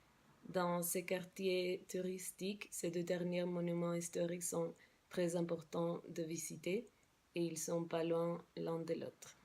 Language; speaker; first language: French; non-native, learner; Spanish